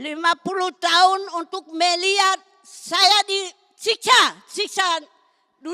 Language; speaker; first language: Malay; non-native, local second language; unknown